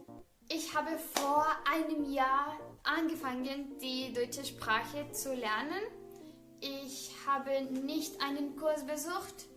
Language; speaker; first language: German; non-native, learner; Spanish